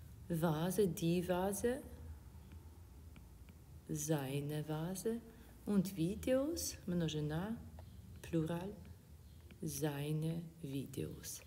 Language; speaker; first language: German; non-native, fluent; Ukrainian